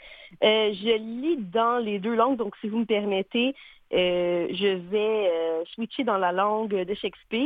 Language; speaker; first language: French; native; French